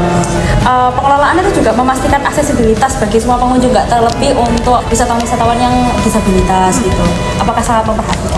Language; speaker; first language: Indonesian; native; Indonesian